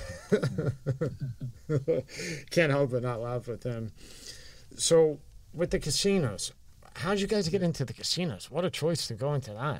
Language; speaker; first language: English; native; English